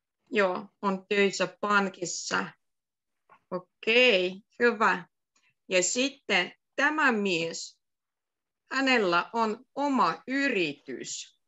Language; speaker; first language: Finnish; native; Finnish